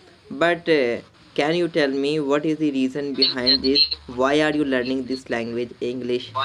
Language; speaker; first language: English; non-native, learner; Urdu